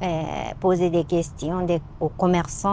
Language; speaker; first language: French; non-native, learner; Japanese